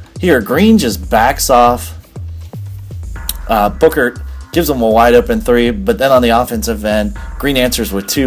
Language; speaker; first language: English; native; English